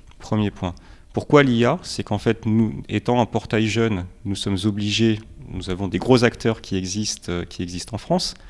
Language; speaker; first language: French; early bilingual, other home language; Romanian